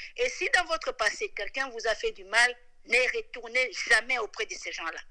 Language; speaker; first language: French; non-native, local second language; Lingala